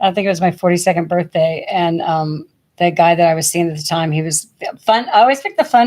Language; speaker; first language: English; native; English